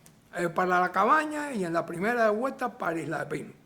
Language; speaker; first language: Spanish; native; Spanish